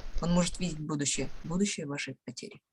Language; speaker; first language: Russian; native; Russian